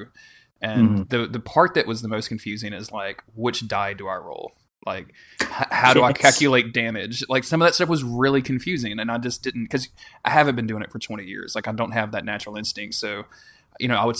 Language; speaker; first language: English; native; English